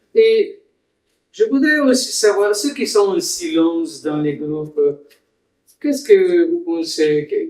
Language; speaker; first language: French; non-native, fluent; Spanish